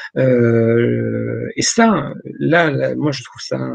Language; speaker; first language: French; native; French